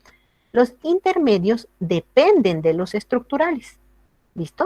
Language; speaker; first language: Spanish; native; Spanish